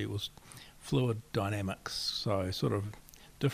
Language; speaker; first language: English; native; English